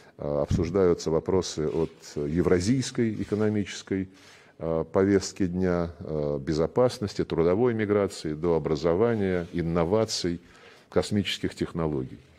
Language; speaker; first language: Russian; native; Russian